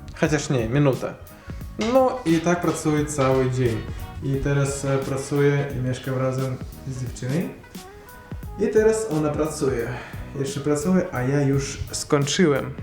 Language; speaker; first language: Polish; non-native, learner; Russian